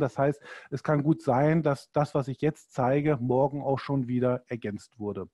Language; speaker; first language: German; native; German